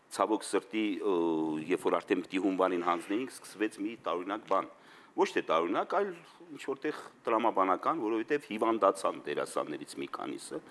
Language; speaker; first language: Armenian; native; Armenian